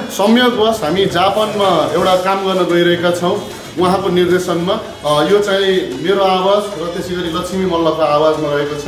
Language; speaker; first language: Nepali; native; Nepali